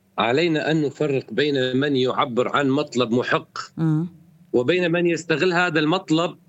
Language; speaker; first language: Arabic; non-native, local second language; Kurdish